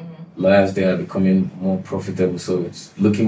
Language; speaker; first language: English; non-native, local second language; Igbo